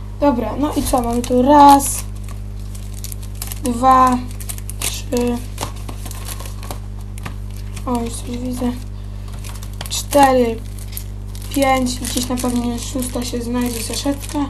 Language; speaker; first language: Polish; native; Polish